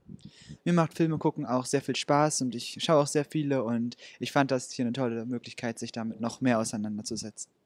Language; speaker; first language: German; native; German